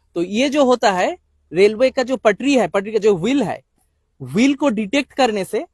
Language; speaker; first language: Hindi; non-native, local second language; Bangla